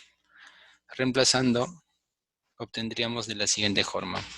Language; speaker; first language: Spanish; native; Spanish